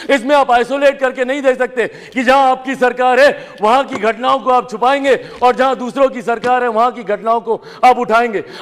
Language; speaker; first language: Hindi; native; Hindi